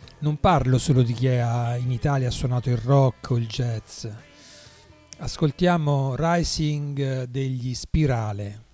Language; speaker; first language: Italian; native; Italian